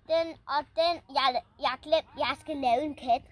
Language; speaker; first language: Danish; early bilingual, other home language; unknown